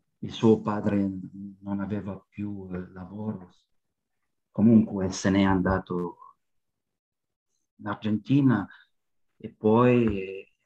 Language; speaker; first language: Italian; non-native, learner; French